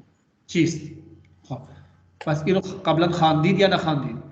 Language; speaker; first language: Persian; non-native, fluent; Urdu